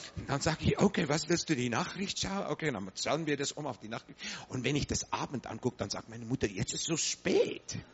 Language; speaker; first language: German; non-native, fluent; English